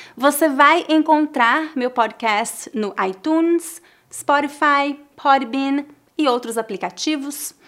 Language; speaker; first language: Portuguese; native; Portuguese